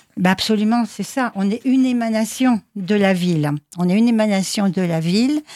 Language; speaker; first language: French; native; French